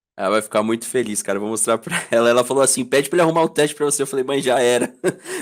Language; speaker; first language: Portuguese; native; Portuguese